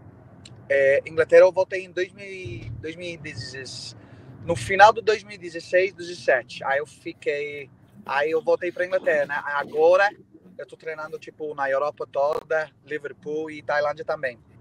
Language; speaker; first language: Portuguese; non-native, fluent; English